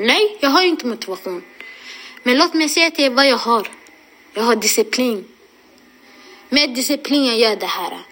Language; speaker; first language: Swedish; non-native, local second language; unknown